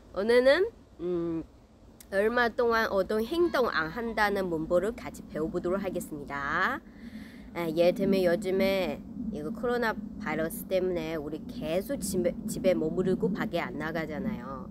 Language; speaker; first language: Korean; non-native, fluent; Chinese